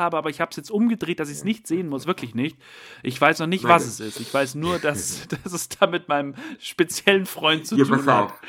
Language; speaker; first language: German; native; German